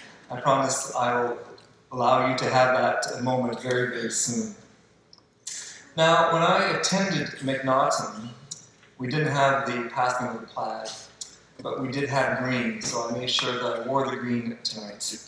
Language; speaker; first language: English; native; English